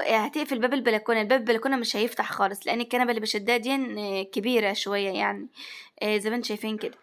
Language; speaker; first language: Arabic; native; Arabic